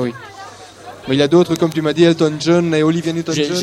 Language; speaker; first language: French; native; French